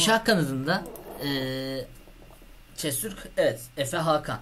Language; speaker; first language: Turkish; native; Turkish